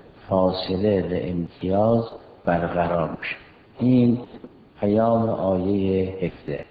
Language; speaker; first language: Persian; native; Persian